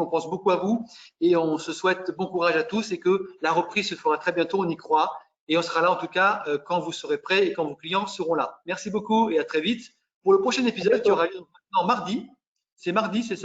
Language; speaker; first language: French; native; French